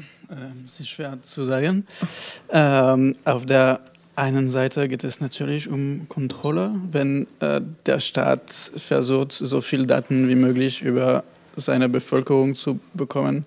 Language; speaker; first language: German; non-native, fluent; French